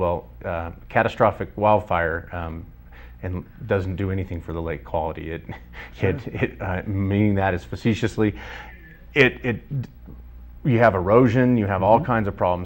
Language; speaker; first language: English; native; English